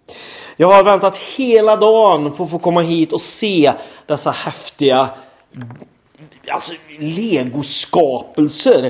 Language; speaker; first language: Swedish; native; Swedish